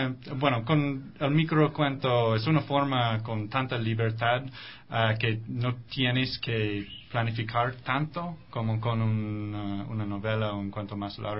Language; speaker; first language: Spanish; non-native, fluent; English